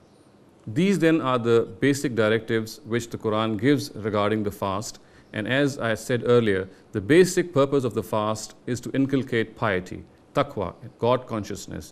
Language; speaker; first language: English; non-native, local second language; Urdu